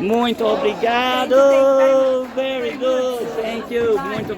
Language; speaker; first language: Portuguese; non-native, fluent; English